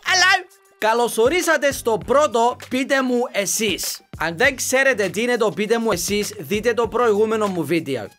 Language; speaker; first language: Greek; native; Greek